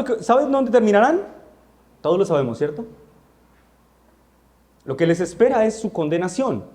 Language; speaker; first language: Spanish; native; Spanish